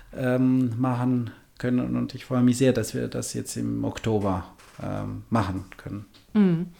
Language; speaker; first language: German; non-native, fluent; Albanian